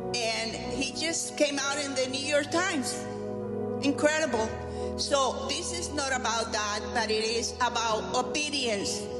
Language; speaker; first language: English; non-native, fluent; Spanish